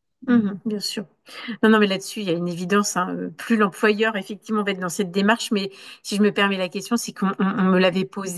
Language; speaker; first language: French; native; French